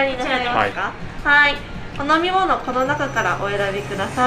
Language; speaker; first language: Japanese; native; Japanese